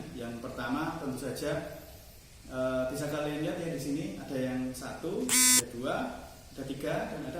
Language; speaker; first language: Indonesian; native; Indonesian